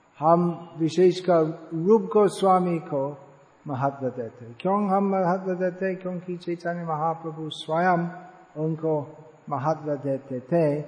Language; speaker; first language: Hindi; non-native, fluent; English